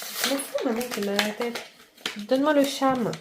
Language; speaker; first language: French; native; French